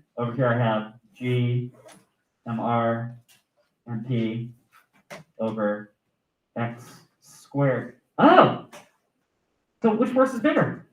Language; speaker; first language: English; native; English